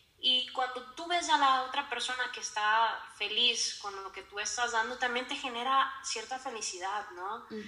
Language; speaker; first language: Spanish; native; Spanish